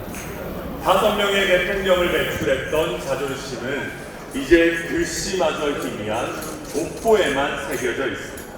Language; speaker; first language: Korean; native; Korean